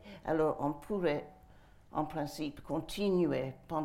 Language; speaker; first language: French; non-native, fluent; English